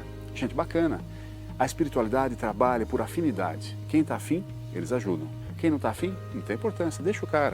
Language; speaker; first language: Portuguese; native; Portuguese